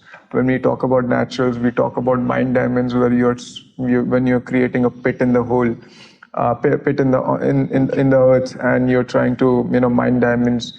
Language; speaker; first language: English; non-native, local second language; Gujarati